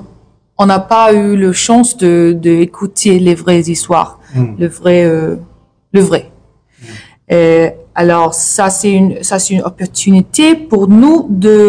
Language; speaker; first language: French; non-native, learner; English